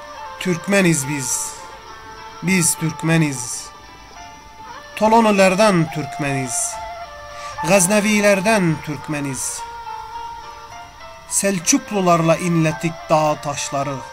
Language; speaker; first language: Turkish; early bilingual, heritage; Turkish